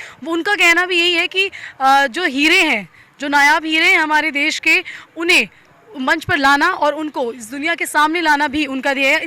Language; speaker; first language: Hindi; native; Hindi